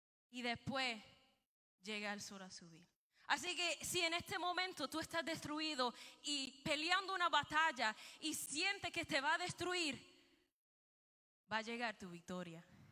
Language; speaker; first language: Spanish; early bilingual, heritage; Spanish